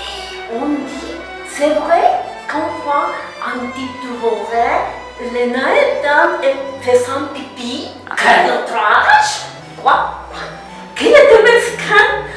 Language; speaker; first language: French; non-native, learner; Spanish